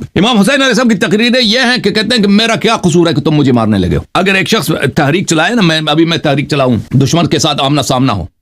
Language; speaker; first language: Urdu; non-native, fluent; Persian